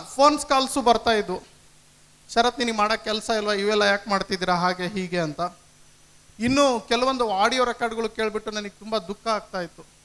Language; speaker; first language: Kannada; native; Kannada